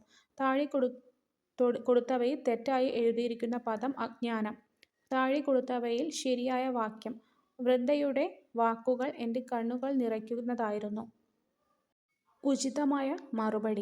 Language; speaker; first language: Malayalam; native; Malayalam